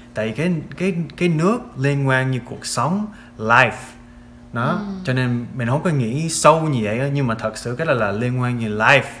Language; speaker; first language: Vietnamese; non-native, fluent; English